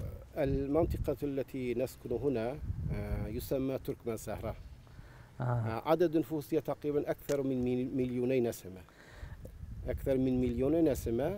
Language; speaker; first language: Arabic; non-native, fluent; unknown